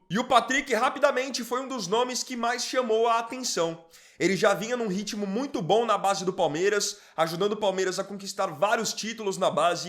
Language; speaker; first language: Portuguese; native; Portuguese